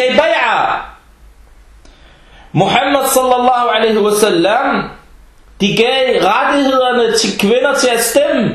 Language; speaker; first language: Danish; early bilingual, other home language; Arabic